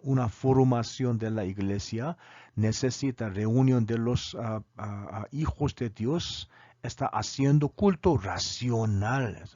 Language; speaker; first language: Spanish; non-native, learner; Korean